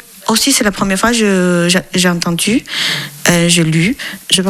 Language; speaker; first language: French; non-native, learner; Chinese